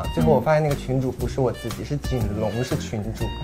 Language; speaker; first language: Chinese; native; Chinese